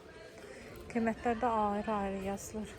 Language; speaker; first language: Azerbaijani; native; Azerbaijani